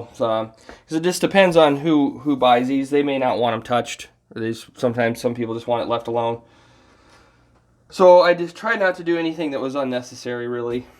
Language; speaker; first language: English; native; English